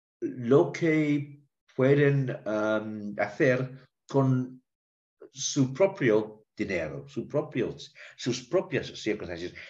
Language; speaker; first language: Spanish; non-native, learner; English